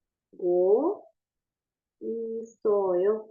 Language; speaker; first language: Korean; non-native, fluent; Indonesian